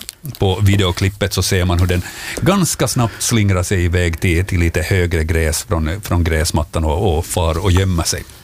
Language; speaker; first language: Swedish; native; Swedish